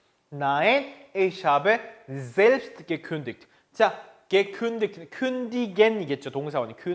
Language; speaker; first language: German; non-native, fluent; Korean